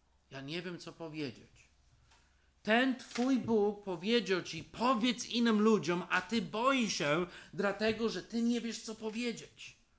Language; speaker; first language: Polish; non-native, fluent; English